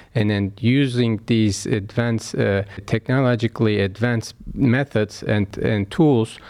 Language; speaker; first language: English; non-native, fluent; Turkish